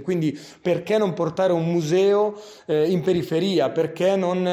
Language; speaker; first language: Italian; native; Italian